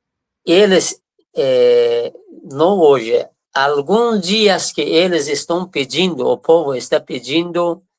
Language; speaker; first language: Portuguese; non-native, fluent; Persian